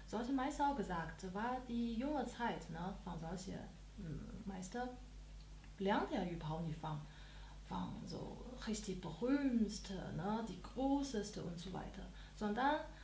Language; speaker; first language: German; non-native, learner; Chinese